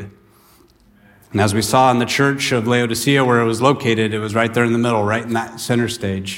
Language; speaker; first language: English; native; English